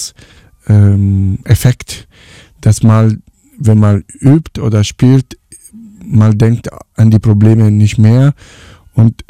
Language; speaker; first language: German; non-native, fluent; Italian